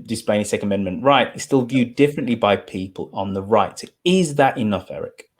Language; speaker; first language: English; native; English